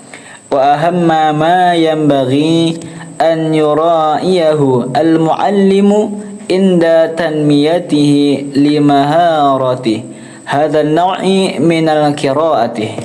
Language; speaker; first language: Arabic; non-native, learner; Indonesian